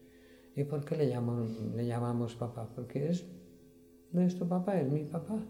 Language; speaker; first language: Spanish; native; Spanish